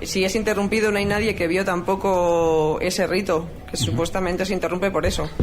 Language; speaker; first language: Spanish; native; Spanish